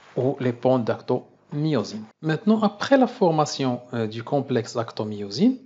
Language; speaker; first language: French; non-native, local second language; Arabic